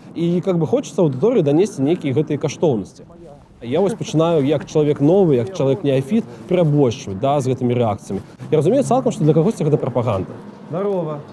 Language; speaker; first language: Belarusian; non-native, local second language; Russian